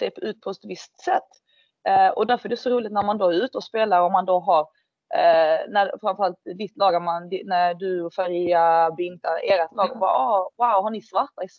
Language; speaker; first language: Swedish; native; Swedish